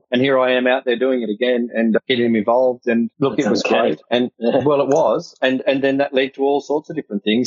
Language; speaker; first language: English; native; English